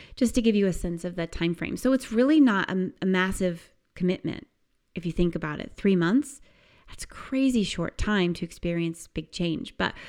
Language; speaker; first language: English; native; English